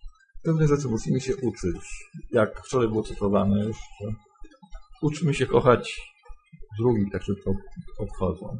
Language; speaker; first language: Polish; native; Polish